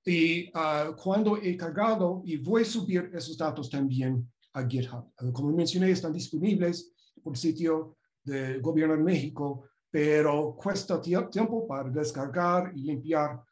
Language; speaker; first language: Spanish; non-native, fluent; English